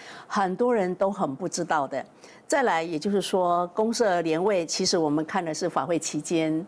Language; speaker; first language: Chinese; native; Chinese